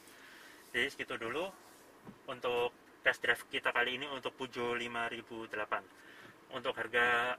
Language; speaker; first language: Indonesian; native; Indonesian